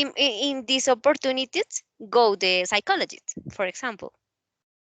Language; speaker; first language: English; non-native, learner; Spanish